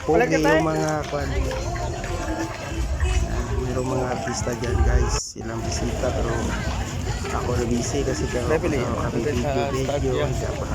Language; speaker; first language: Filipino; non-native, local second language; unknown